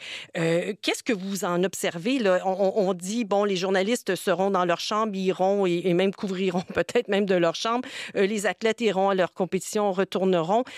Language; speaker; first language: French; native; French